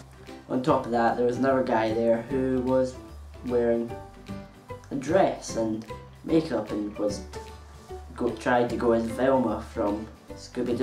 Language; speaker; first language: English; native; English